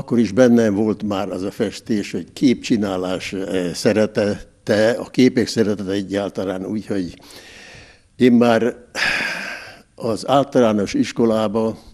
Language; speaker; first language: Hungarian; native; Hungarian